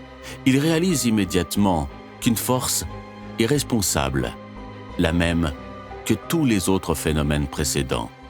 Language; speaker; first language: French; native; French